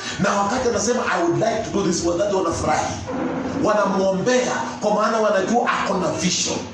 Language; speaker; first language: Swahili; non-native, local second language; Luyia